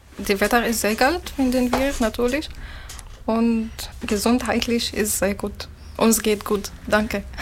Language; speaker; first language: German; non-native, learner; Arabic